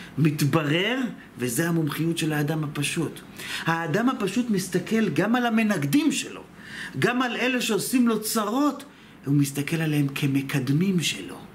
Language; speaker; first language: Hebrew; native; Hebrew